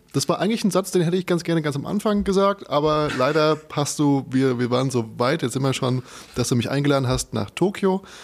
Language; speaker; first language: German; native; German